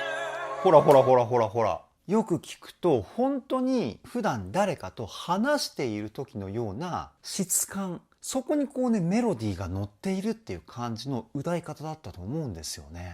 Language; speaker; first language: Japanese; native; Japanese